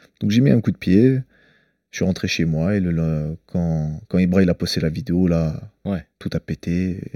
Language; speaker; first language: French; early bilingual, other home language; Chechen